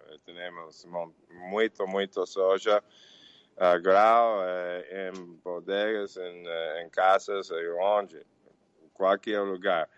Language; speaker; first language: Portuguese; non-native, fluent; English